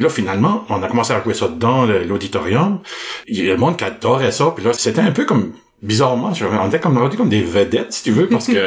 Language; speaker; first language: French; native; French